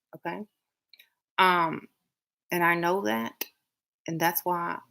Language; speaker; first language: English; native; English